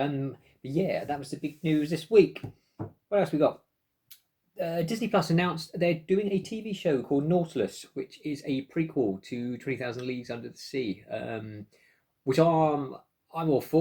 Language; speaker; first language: English; native; English